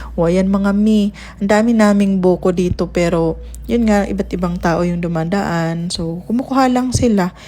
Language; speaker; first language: Filipino; non-native, local second language; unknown